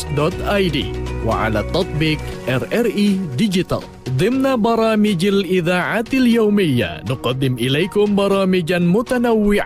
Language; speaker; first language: Arabic; non-native, fluent; Indonesian